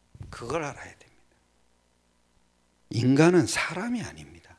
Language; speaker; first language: Korean; native; Korean